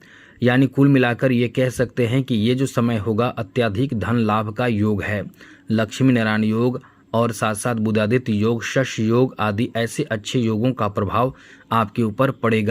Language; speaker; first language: Hindi; native; Hindi